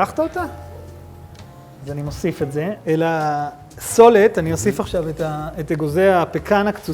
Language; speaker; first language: Hebrew; native; Hebrew